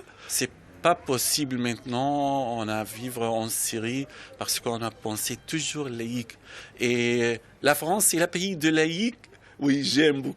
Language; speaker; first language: French; non-native, learner; Arabic